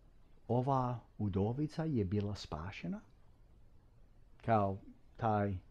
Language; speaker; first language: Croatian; non-native, fluent; English